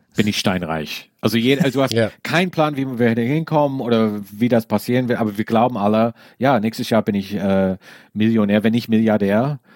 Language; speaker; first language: German; non-native, fluent; English